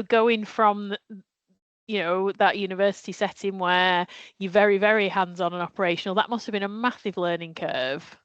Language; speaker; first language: English; native; English